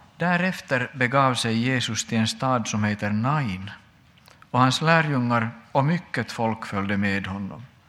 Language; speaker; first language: Swedish; native; Swedish